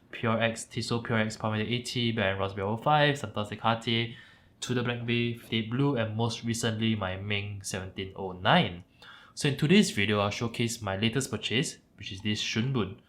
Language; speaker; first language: English; native; English